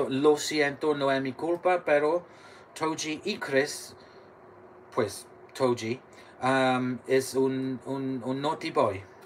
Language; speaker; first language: Spanish; non-native, learner; English